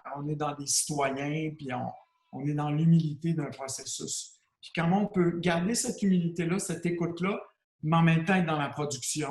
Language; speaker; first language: French; native; French